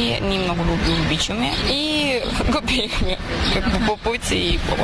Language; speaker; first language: Bulgarian; non-native, learner; Ukrainian